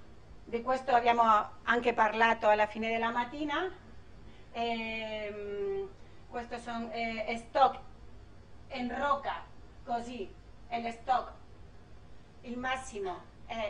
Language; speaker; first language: Italian; non-native, learner; Spanish